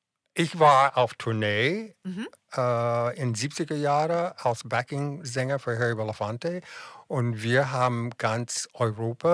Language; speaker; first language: German; non-native, fluent; English